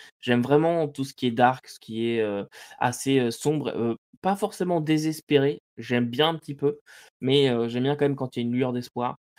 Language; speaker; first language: French; native; French